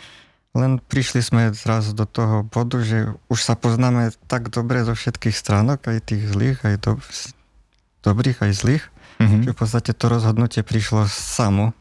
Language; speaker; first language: Slovak; native; Slovak